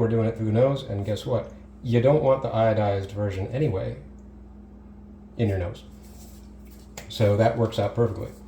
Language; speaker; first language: English; native; English